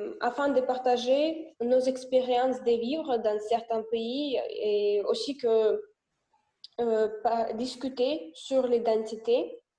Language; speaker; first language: French; non-native, learner; Russian